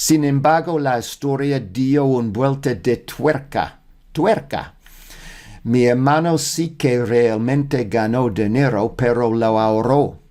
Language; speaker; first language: Spanish; non-native, learner; English